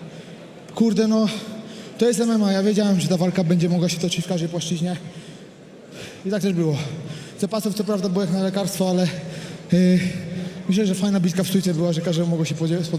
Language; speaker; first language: Polish; native; Polish